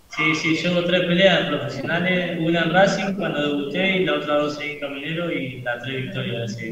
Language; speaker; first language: Spanish; native; Spanish